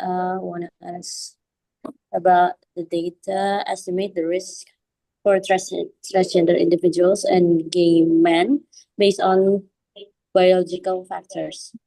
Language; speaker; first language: English; non-native, fluent; Indonesian